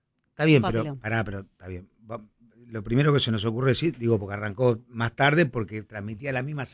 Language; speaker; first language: Spanish; native; Spanish